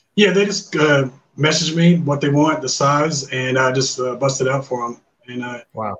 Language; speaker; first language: English; native; English